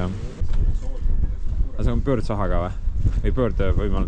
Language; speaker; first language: Estonian; native; Estonian